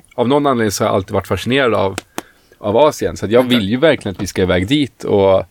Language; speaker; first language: Swedish; native; Swedish